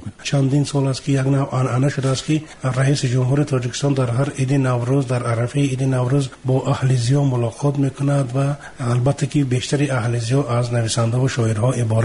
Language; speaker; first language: Tajik; native; Tajik